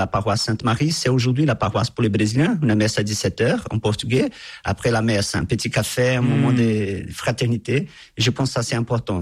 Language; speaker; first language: French; non-native, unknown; Portuguese